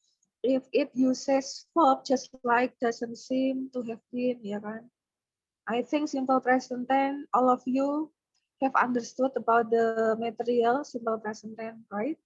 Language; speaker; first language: English; non-native, fluent; Indonesian